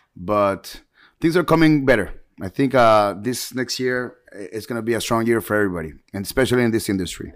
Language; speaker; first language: English; early bilingual, heritage; Spanish